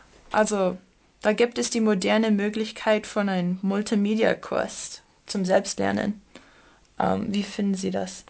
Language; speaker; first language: German; non-native, fluent; English